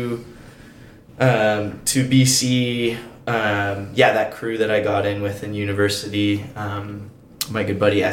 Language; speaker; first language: English; native; English